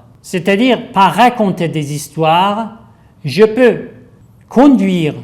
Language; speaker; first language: French; non-native, fluent; Persian